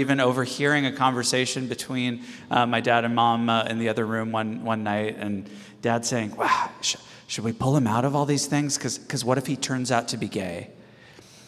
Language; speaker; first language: English; native; English